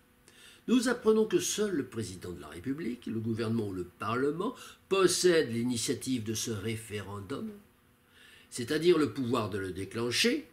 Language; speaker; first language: French; native; French